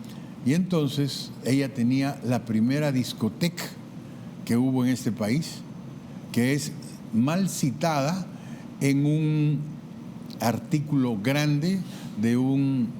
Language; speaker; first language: Spanish; native; Spanish